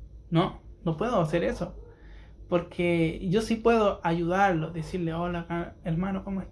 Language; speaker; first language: Spanish; native; Spanish